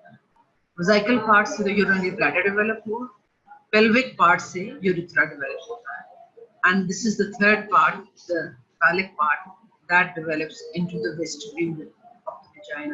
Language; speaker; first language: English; non-native, local second language; Urdu